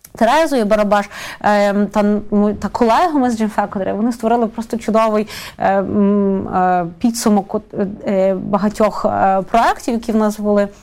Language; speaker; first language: Ukrainian; native; Ukrainian